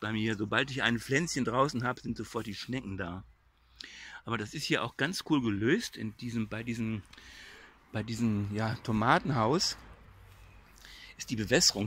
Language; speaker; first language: German; native; German